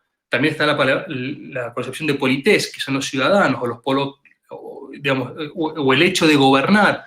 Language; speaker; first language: Spanish; native; Spanish